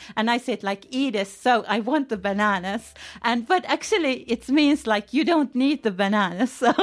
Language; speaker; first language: English; non-native, fluent; Finnish